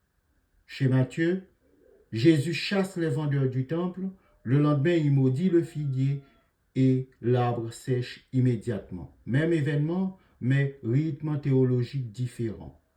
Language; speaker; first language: French; native; French